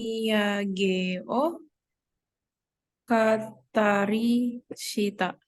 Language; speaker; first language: Japanese; non-native, learner; Indonesian